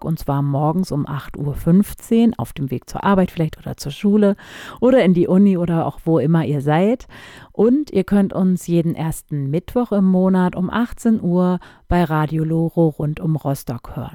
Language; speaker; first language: German; native; German